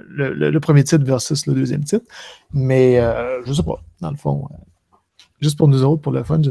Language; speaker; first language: French; native; French